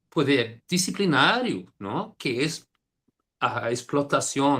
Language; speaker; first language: Spanish; non-native, fluent; Portuguese